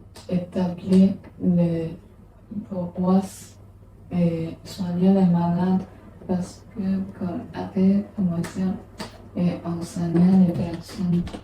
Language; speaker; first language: French; non-native, learner; English